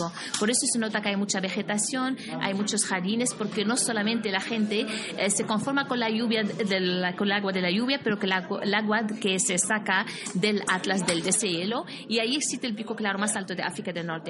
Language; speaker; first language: Spanish; non-native, fluent; Arabic